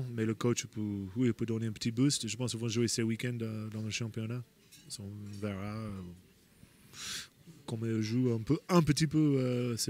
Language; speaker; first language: French; non-native, fluent; English